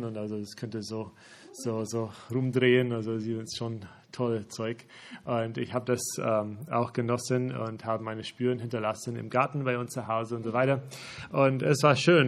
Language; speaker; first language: German; non-native, fluent; English